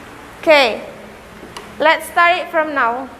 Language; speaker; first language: English; non-native, learner; Indonesian